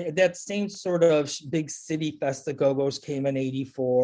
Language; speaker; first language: English; native; English